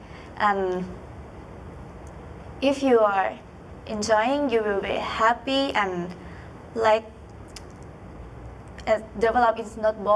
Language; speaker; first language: English; non-native, learner; Thai